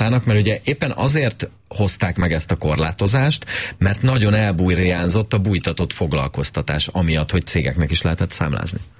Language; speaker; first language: Hungarian; native; Hungarian